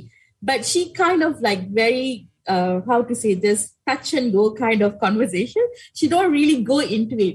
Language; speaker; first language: English; non-native, local second language; Tamil